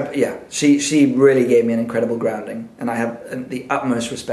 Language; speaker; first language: English; native; English